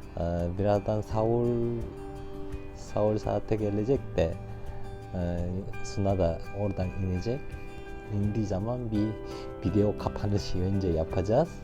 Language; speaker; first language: Turkish; non-native, learner; Korean